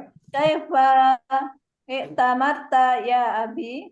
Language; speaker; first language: Arabic; non-native, learner; Indonesian